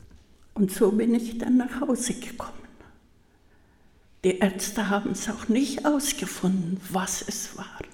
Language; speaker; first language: German; early bilingual, heritage; German